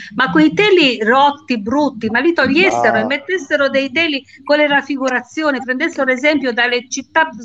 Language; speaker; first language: Italian; non-native, local second language; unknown